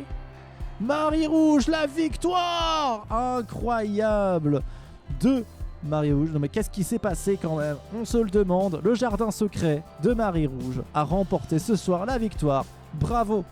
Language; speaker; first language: French; native; French